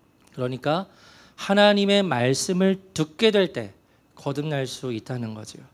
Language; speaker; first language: Korean; native; Korean